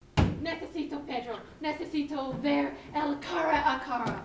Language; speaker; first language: Spanish; non-native, learner; English